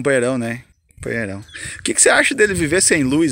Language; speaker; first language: Portuguese; native; Portuguese